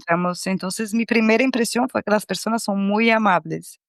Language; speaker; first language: Spanish; non-native, fluent; Portuguese